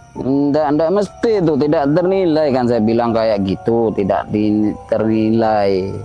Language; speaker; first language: Indonesian; non-native, local second language; Sasak